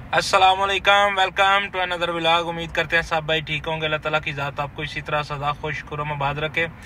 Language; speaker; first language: Urdu; non-native, local second language; Punjabi